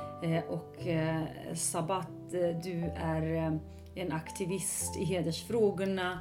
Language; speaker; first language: Swedish; non-native, local second language; Kurdish